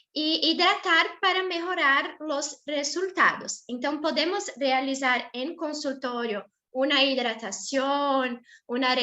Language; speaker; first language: Spanish; non-native, fluent; Portuguese